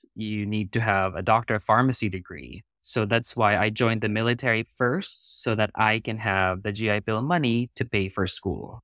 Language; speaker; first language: English; non-native, local second language; Filipino